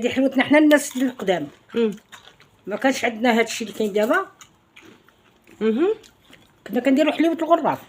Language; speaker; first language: Arabic; native; Arabic